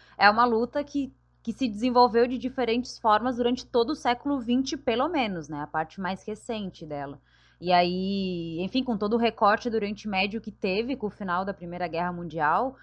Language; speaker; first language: Portuguese; non-native, fluent; Spanish